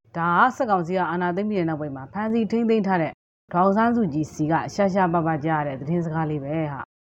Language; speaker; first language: Burmese; native; Burmese